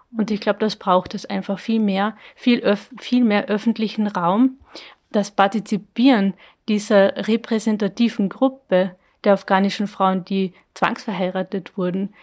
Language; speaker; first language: German; native; German